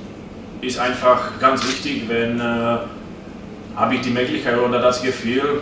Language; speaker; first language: German; non-native, fluent; Slovak